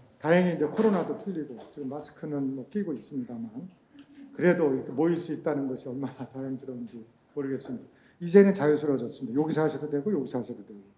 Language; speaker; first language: Korean; native; Korean